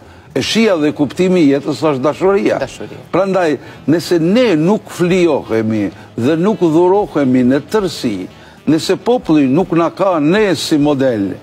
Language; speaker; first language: Albanian; native; Albanian